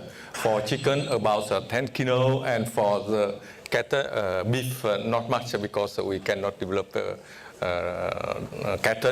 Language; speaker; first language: English; non-native, fluent; Vietnamese